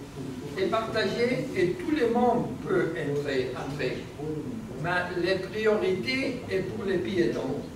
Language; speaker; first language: French; non-native, learner; Spanish